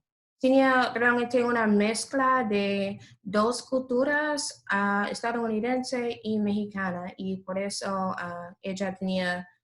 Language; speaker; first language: Spanish; non-native, learner; English